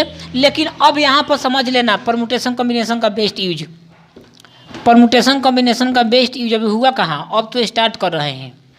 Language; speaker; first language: Hindi; non-native, local second language; Bhojpuri